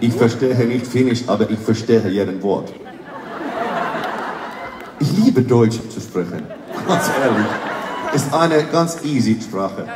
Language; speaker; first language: German; non-native, fluent; Finnish